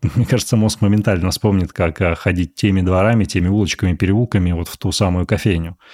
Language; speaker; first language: Russian; native; Russian